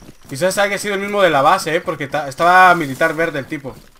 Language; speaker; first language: Spanish; native; Spanish